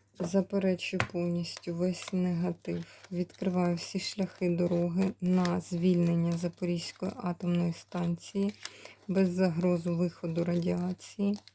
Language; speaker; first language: Ukrainian; native; Ukrainian